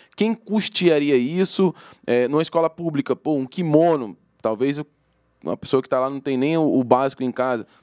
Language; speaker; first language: Portuguese; native; Portuguese